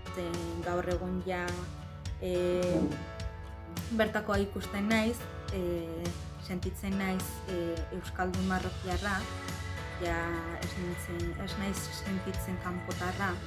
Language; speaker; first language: Basque; non-native, fluent; Arabic